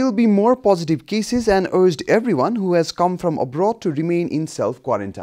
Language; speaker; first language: English; non-native, fluent; Nepali